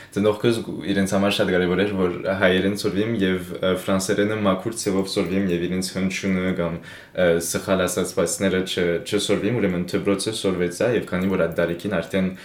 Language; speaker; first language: Armenian; early bilingual, heritage; Armenian